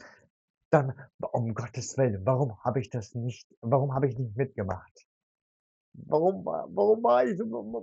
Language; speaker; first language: German; non-native, fluent; Turkish